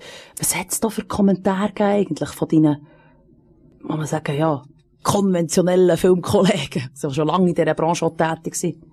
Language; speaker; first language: German; native; German